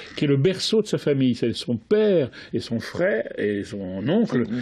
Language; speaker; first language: French; native; French